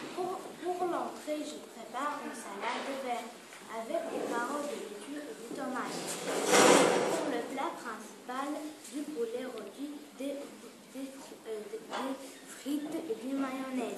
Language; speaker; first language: French; non-native, learner; Arabic